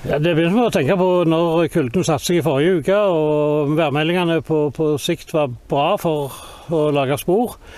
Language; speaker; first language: Norwegian; native; Norwegian